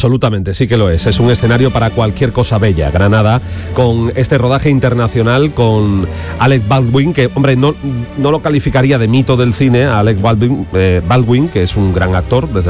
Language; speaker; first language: Spanish; native; Spanish